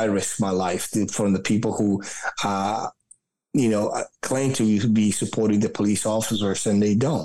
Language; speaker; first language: English; early bilingual, other home language; Spanish